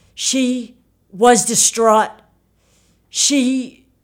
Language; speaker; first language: English; early bilingual, other home language; Italian